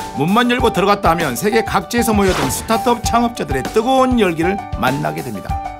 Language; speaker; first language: Korean; native; Korean